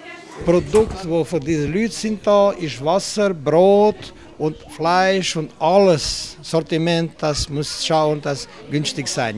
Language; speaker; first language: German; non-native, learner; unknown